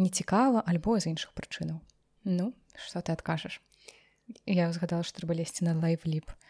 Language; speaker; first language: Belarusian; non-native, local second language; Russian